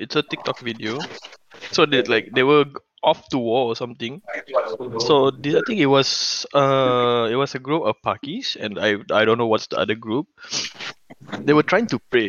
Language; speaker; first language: English; non-native, local second language; Malay